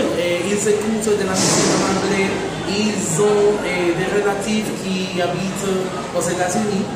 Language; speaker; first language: French; non-native, learner; Spanish